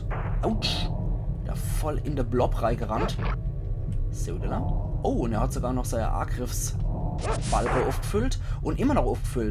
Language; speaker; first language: German; native; German